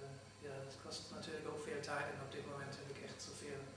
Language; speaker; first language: Dutch; non-native, fluent; German